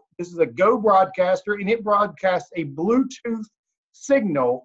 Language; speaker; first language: English; native; English